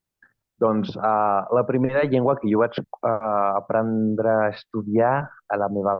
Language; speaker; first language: Catalan; non-native, fluent; Spanish